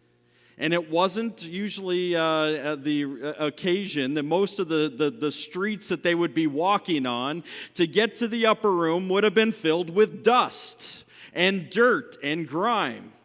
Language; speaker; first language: English; native; English